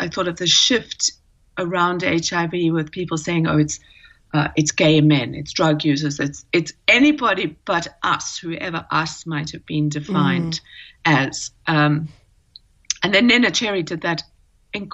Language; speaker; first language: English; native; English